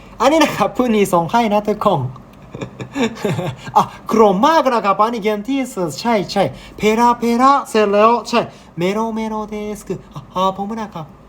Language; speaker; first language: Thai; non-native, learner; Japanese